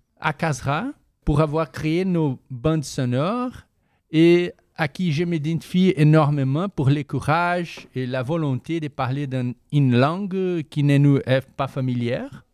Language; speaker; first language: French; non-native, fluent; Portuguese